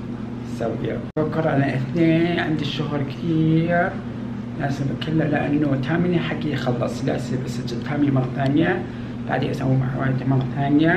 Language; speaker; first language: Arabic; non-native, learner; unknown